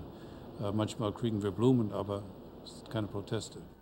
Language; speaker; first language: German; non-native, fluent; English